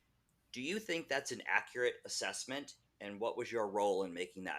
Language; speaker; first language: English; native; English